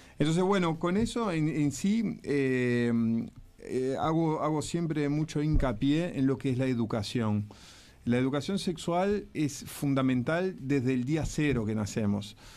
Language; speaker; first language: Spanish; native; Spanish